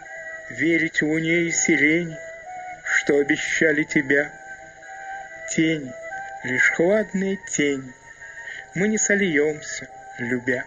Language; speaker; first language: Russian; native; Russian